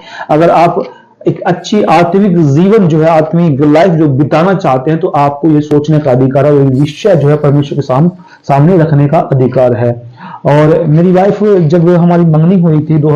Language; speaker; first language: Hindi; native; Hindi